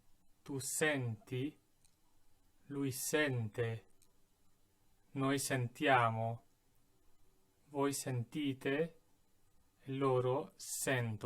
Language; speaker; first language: Italian; non-native, fluent; English